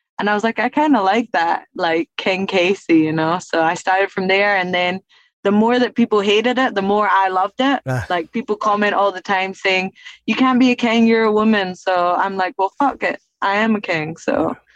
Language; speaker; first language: English; native; English